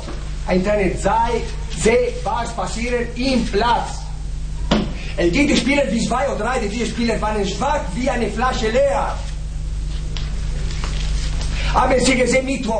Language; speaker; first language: German; non-native, learner; Italian